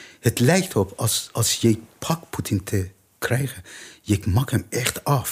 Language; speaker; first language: Dutch; non-native, learner; Persian